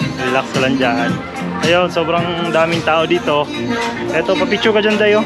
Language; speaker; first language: Filipino; native; Filipino